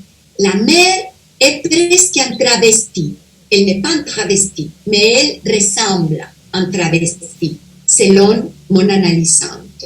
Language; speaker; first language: French; non-native, fluent; Spanish